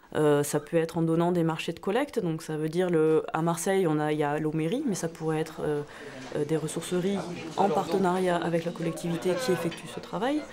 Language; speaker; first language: French; native; French